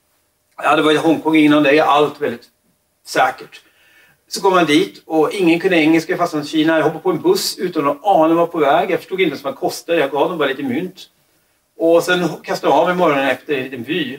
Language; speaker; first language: Swedish; native; Swedish